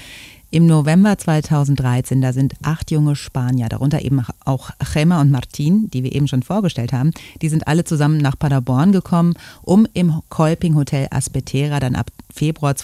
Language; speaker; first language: German; native; German